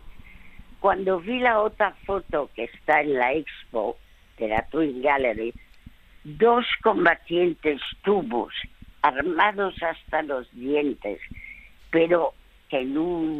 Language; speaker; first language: Spanish; early bilingual, other home language; French